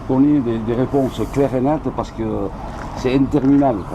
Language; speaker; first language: French; native; French